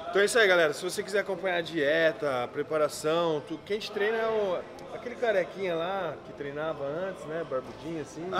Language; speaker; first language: Portuguese; native; Portuguese